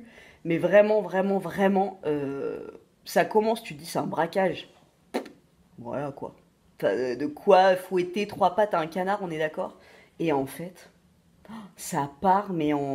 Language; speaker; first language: French; native; French